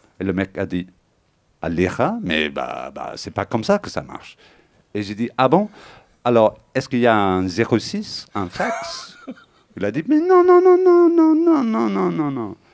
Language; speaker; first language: French; non-native, fluent; English